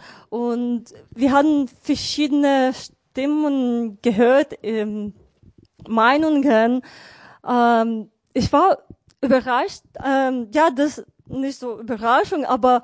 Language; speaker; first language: German; non-native, learner; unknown